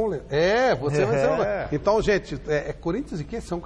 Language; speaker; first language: Portuguese; native; Portuguese